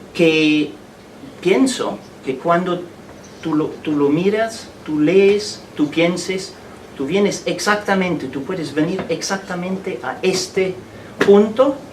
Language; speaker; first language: Spanish; non-native, fluent; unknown